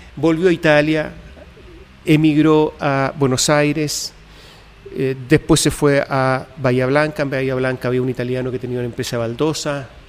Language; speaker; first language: Spanish; native; Spanish